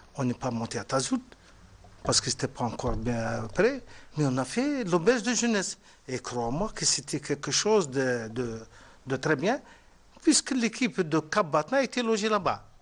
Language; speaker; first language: French; non-native, local second language; Arabic